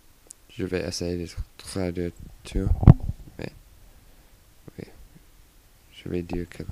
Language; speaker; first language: French; non-native, learner; English